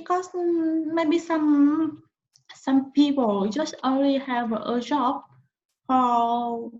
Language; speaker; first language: English; non-native, learner; Vietnamese